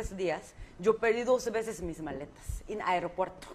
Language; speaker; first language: Spanish; non-native, fluent; Korean